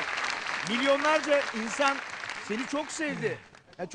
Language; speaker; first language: Turkish; native; Turkish